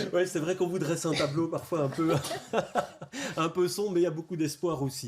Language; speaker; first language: French; native; French